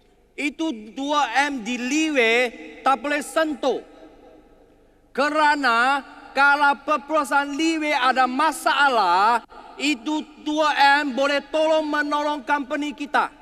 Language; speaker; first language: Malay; non-native, learner; Chinese